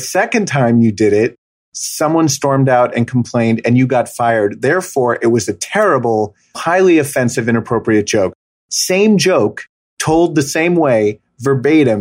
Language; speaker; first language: English; native; English